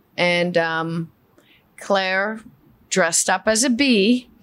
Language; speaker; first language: English; early bilingual, other home language; Spanish